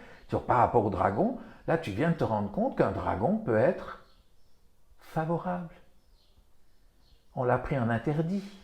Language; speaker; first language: French; native; French